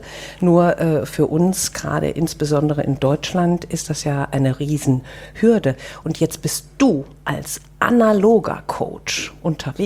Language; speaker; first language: German; native; German